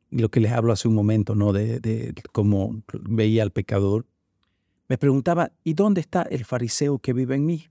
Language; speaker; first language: Spanish; native; Spanish